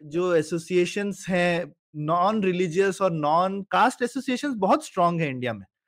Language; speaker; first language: Hindi; native; Hindi